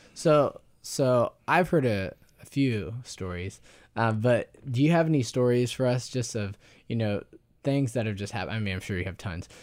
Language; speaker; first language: English; native; English